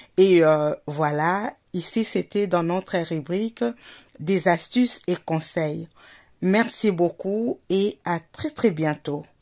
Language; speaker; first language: French; non-native, local second language; Lingala